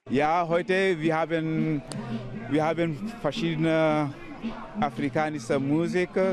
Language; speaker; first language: German; non-native, learner; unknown